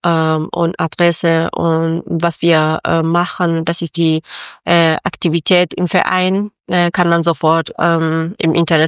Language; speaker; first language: German; non-native, learner; Persian